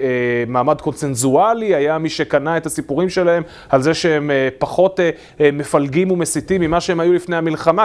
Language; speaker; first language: Hebrew; native; Hebrew